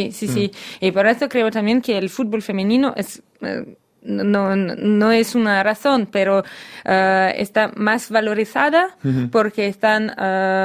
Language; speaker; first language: Spanish; non-native, learner; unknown